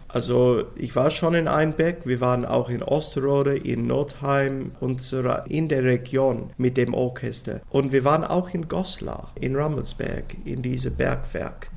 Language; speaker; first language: German; non-native, fluent; English